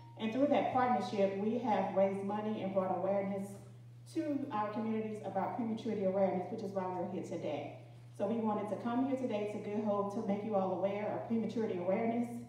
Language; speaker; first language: English; native; English